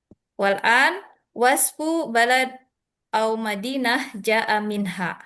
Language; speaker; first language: Arabic; non-native, learner; Indonesian